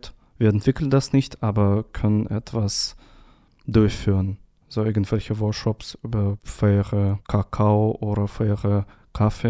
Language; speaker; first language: German; non-native, learner; Russian